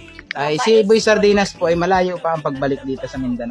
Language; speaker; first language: Filipino; non-native, local second language; Cebuano